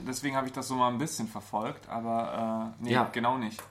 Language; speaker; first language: German; native; German